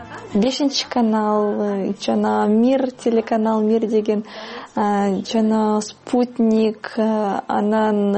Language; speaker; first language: Kyrgyz; non-native, fluent; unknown